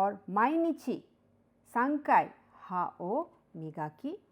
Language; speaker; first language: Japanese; non-native, fluent; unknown